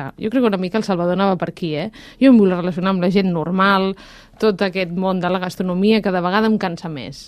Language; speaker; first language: Catalan; native; Catalan